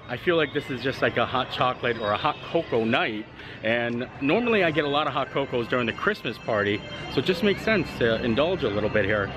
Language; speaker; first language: English; native; English